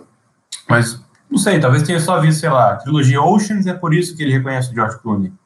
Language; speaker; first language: Portuguese; native; Portuguese